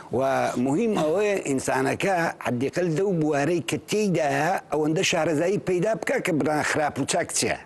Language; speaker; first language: Central Kurdish; native; Central Kurdish